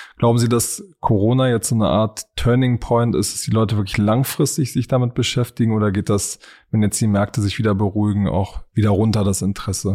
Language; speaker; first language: German; native; German